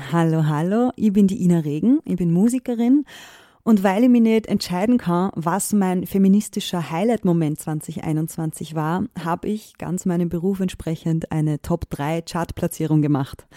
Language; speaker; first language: German; native; German